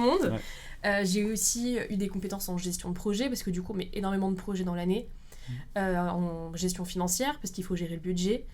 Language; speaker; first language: French; native; French